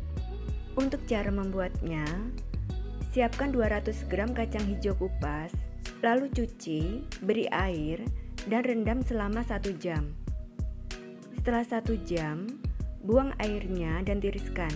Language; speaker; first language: Indonesian; native; Indonesian